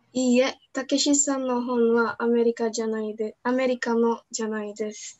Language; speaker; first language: Japanese; non-native, learner; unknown